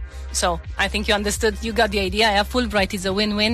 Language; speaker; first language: English; non-native, fluent; Romanian